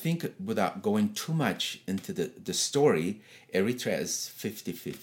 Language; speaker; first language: English; non-native, fluent; Tigrinya